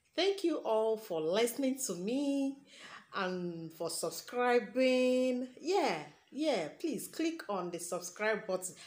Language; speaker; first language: English; non-native, local second language; Igbo